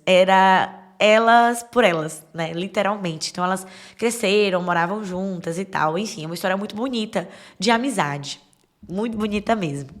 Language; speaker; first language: Portuguese; native; Portuguese